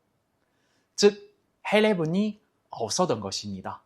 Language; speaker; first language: Korean; non-native, fluent; Chinese